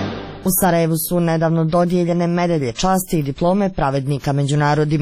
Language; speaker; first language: Croatian; native; Croatian